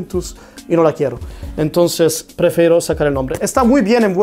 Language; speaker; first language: Spanish; non-native, fluent; Italian